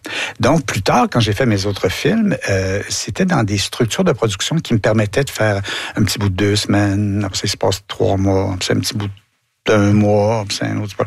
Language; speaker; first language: French; native; French